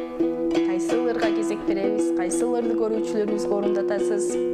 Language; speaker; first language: Kyrgyz; native; Kyrgyz